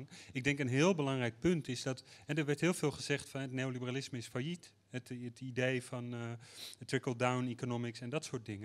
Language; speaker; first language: Dutch; native; Dutch